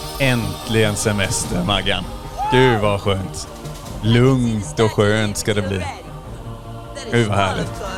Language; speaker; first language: Swedish; native; Swedish